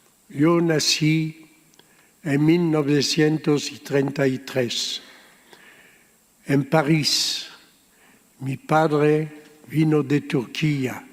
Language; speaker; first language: Spanish; early bilingual, heritage; French